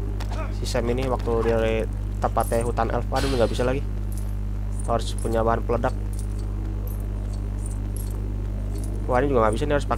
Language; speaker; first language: Indonesian; native; Indonesian